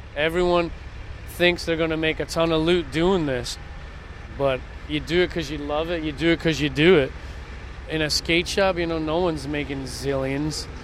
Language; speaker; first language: English; native; English